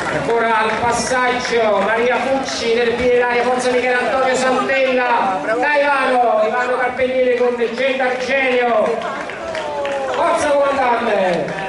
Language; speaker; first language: Italian; native; Italian